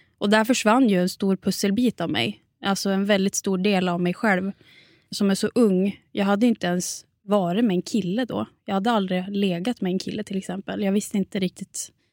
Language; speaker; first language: Swedish; native; Swedish